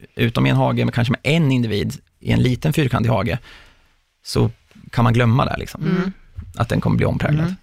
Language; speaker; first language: Swedish; native; Swedish